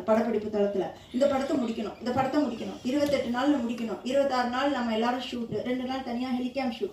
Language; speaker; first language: Tamil; native; Tamil